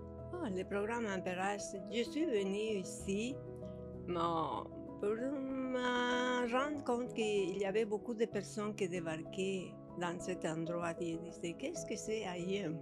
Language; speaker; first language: French; early bilingual, other home language; Spanish